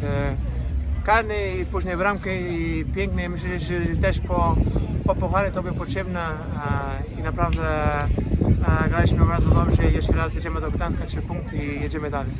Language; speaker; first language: Polish; non-native, learner; Portuguese